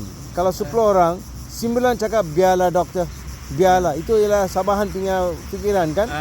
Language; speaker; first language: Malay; non-native, local second language; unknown